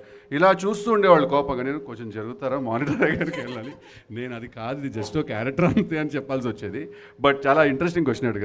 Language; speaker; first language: Telugu; native; Telugu